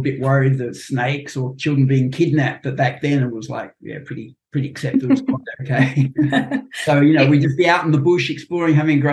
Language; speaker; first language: English; native; English